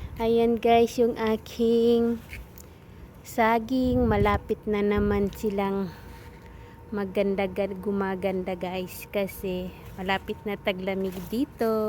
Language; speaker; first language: Filipino; non-native, local second language; Cebuano